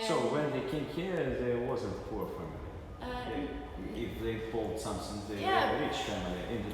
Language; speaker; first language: English; non-native, learner; Russian